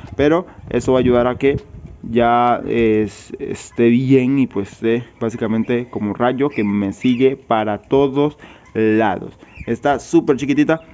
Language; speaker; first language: Spanish; native; Spanish